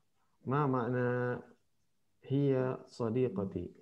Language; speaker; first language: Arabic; non-native, fluent; Indonesian